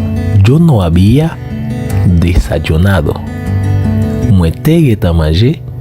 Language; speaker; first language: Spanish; non-native, fluent; Haitian Creole